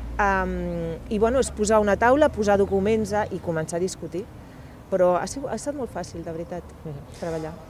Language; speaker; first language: Catalan; non-native, local second language; Spanish